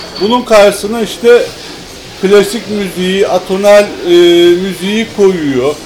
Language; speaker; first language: Turkish; native; Turkish